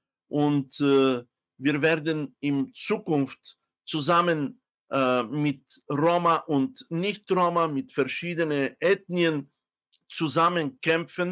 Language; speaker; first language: German; non-native, fluent; Romany